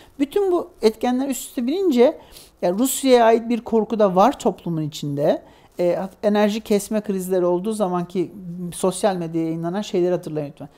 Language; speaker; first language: Turkish; native; Turkish